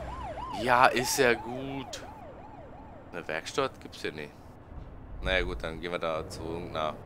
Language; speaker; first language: German; native; German